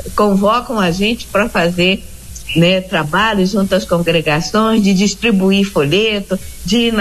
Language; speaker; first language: Portuguese; native; Portuguese